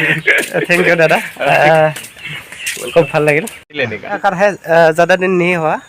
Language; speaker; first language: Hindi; non-native, local second language; Assamese